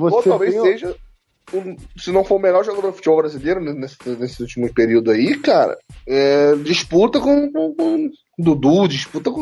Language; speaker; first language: Portuguese; native; Portuguese